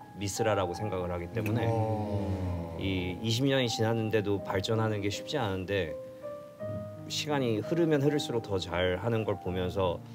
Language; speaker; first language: Korean; early bilingual, heritage; Korean